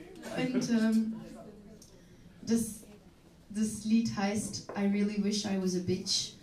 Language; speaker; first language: German; non-native, learner; Dutch